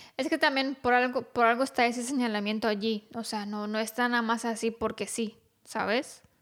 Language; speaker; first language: Spanish; non-native, fluent; Romanian